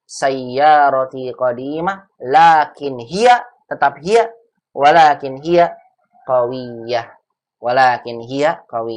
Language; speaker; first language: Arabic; non-native, fluent; Indonesian